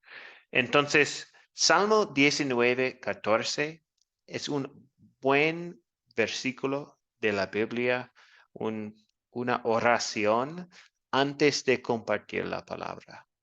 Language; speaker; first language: Spanish; non-native, fluent; English